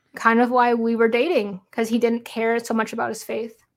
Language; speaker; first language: English; native; English